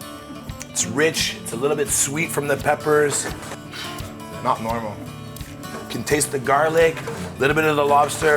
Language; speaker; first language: English; native; English